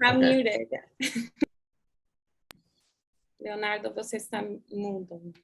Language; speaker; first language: Portuguese; non-native, fluent; English